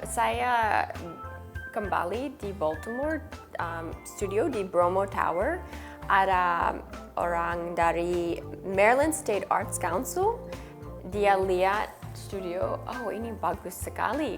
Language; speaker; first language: Indonesian; non-native, learner; English